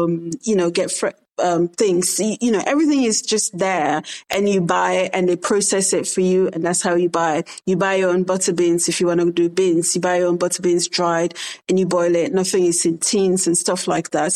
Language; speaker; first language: English; non-native, local second language; Krio